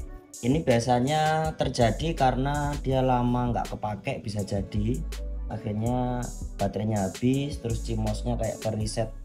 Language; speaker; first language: Indonesian; native; Indonesian